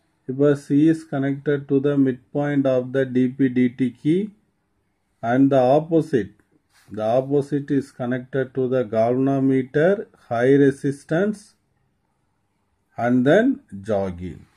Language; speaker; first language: English; non-native, local second language; Tamil